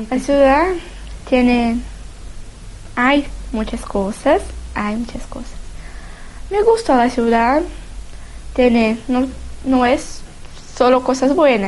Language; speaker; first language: Spanish; non-native, learner; Portuguese